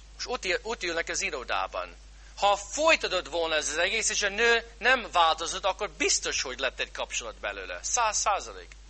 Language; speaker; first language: Hungarian; non-native, fluent; English